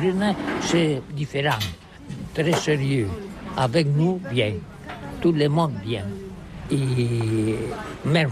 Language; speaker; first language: French; non-native, learner; Catalan